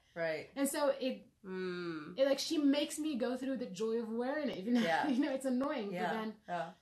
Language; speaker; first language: English; non-native, fluent; Arabic